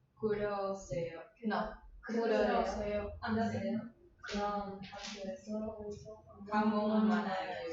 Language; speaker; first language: Korean; non-native, learner; Spanish